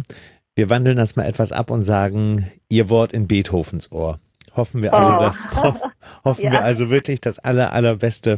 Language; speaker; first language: German; native; German